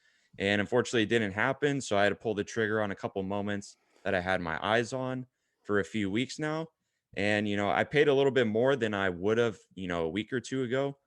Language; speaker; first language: English; native; English